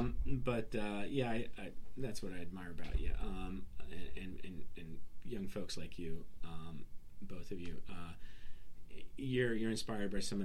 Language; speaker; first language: English; early bilingual, other home language; Serbian